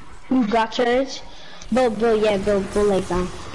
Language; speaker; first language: English; early bilingual, other home language; Spanish